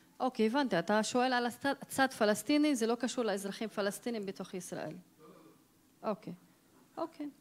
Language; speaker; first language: Hebrew; non-native, local second language; Arabic